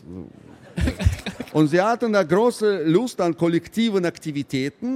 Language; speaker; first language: German; non-native, fluent; Russian